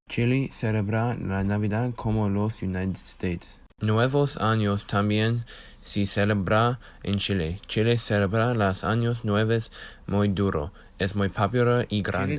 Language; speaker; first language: Spanish; non-native, learner; English